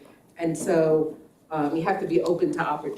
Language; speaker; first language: English; native; English